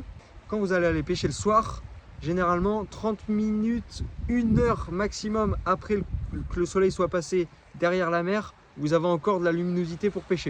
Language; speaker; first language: French; native; French